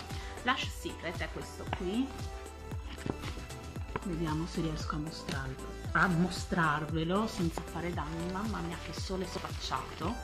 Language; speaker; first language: Italian; native; Italian